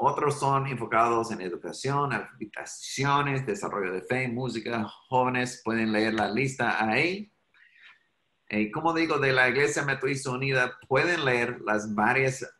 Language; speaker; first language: Spanish; non-native, fluent; English